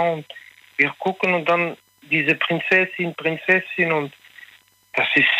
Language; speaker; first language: German; non-native, learner; French